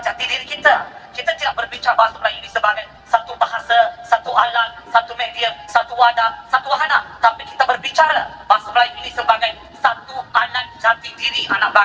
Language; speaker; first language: Malay; native; Malay